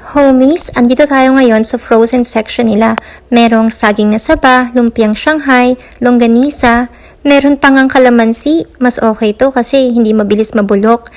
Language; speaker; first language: Filipino; native; Filipino